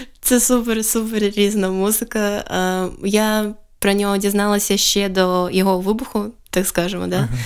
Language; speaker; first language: Ukrainian; non-native, local second language; Russian